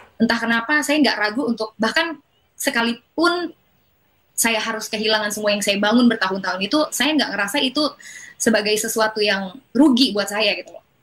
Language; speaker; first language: Indonesian; native; Indonesian